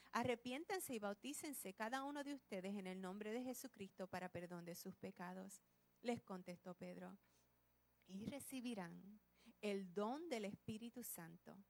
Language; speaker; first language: Spanish; early bilingual, heritage; Spanish